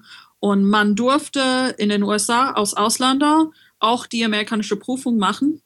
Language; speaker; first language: German; non-native, learner; French